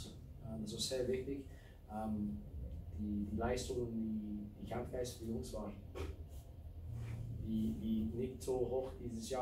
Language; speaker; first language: German; non-native, fluent; English